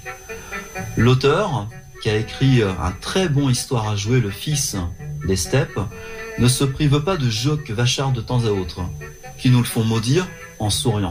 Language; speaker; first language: French; native; French